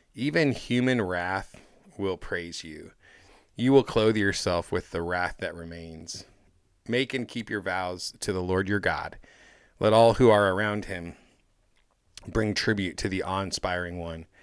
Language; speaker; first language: English; native; English